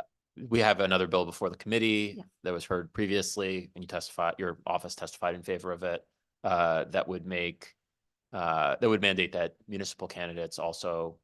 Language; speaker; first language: English; native; English